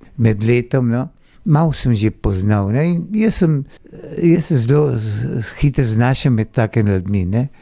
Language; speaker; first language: Slovenian; early bilingual, heritage; Slovenian